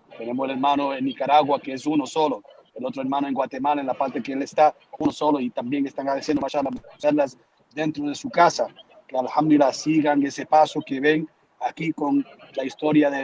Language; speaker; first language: Spanish; early bilingual, heritage; Spanish